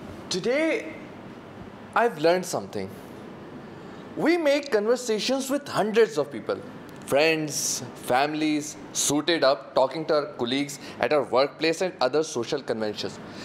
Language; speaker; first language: English; non-native, local second language; Hindi